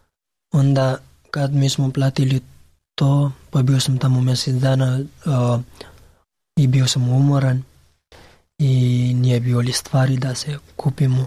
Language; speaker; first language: Serbian; non-native, learner; Pashto